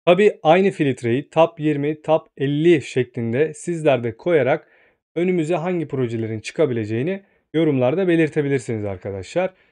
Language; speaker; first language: Turkish; native; Turkish